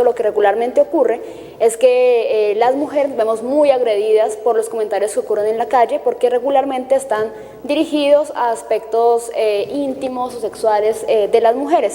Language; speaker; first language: Spanish; native; Spanish